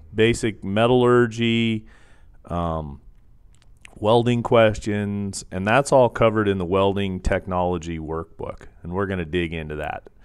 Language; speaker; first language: English; native; English